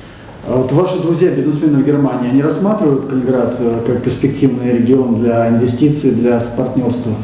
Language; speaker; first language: Russian; native; Russian